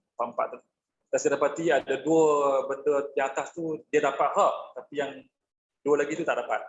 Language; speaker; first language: Malay; native; Malay